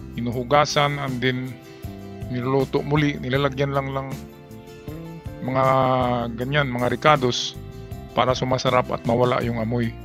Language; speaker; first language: Filipino; non-native, local second language; Cebuano